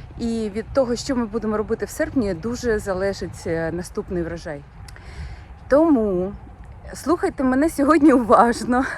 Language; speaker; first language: Ukrainian; native; Ukrainian